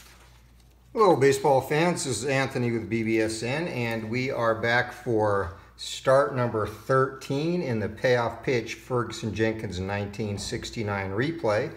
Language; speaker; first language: English; native; English